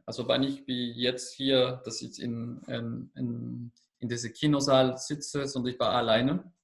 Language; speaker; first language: German; non-native, learner; Spanish